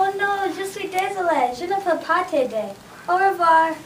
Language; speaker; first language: French; non-native, learner; English